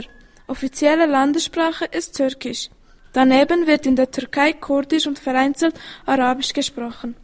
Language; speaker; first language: German; early bilingual, other home language; Turkish